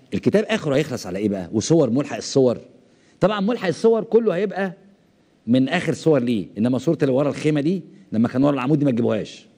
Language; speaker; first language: Arabic; native; Arabic